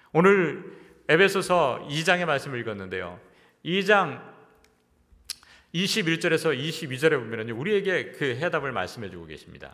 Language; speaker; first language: Korean; native; Korean